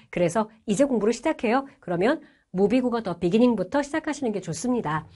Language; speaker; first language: Korean; native; Korean